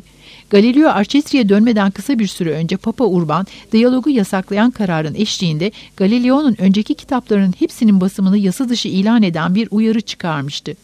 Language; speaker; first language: Turkish; native; Turkish